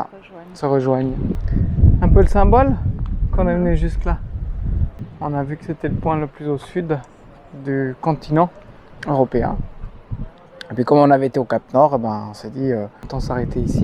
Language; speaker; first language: French; native; French